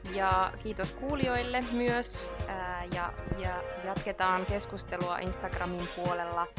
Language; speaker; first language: Finnish; native; Finnish